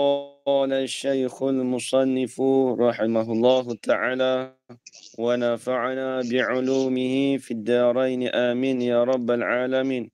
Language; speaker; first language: Arabic; non-native, fluent; Malay